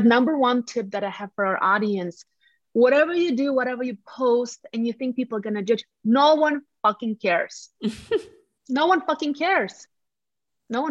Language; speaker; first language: English; non-native, fluent; Latvian